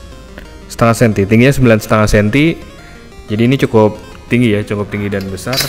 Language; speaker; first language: Indonesian; native; Indonesian